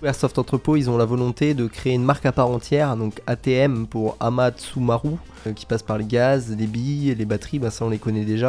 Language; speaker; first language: French; native; French